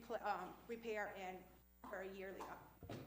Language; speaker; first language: English; native; English